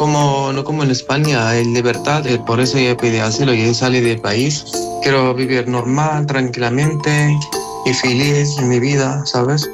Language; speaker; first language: Spanish; non-native, learner; Arabic